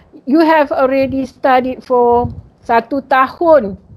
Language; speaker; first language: English; non-native, local second language; Malay